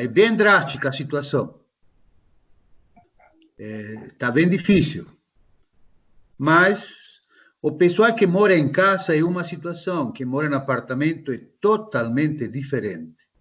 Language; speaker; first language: Portuguese; non-native, fluent; Spanish